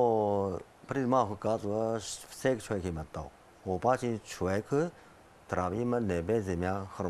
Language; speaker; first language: Bulgarian; non-native, learner; Chinese